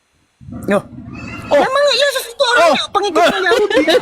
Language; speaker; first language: Indonesian; native; Indonesian